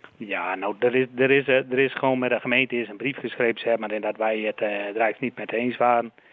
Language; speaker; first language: Dutch; native; Dutch